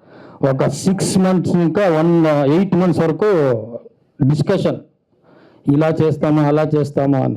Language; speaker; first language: Telugu; non-native, learner; Kannada